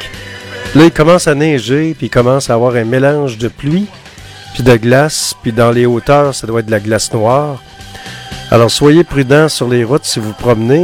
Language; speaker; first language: French; native; French